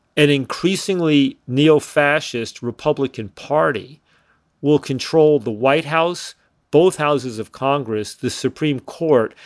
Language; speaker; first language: English; native; English